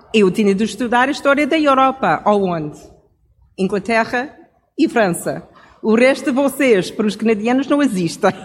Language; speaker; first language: Portuguese; non-native, fluent; English